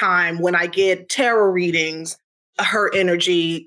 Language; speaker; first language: English; native; English